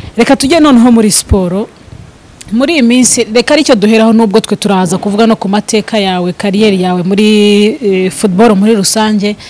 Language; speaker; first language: Kinyarwanda; native; Kinyarwanda